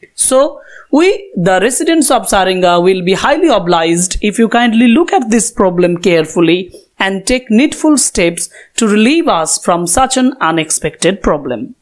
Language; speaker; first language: English; non-native, local second language; Bangla